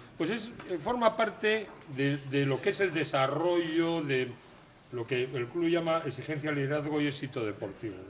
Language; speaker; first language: Spanish; native; Spanish